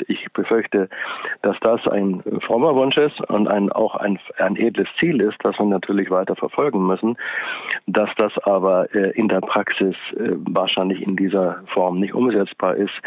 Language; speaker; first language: German; native; German